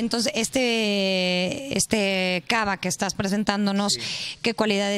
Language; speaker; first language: Spanish; native; Spanish